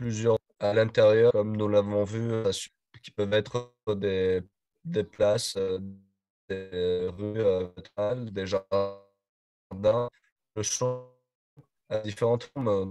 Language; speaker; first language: French; non-native, learner; Spanish